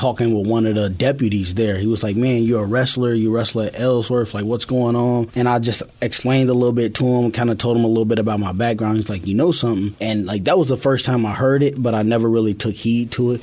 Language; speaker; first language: English; native; English